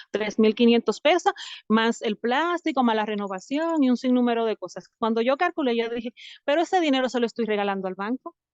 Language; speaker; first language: Spanish; native; Spanish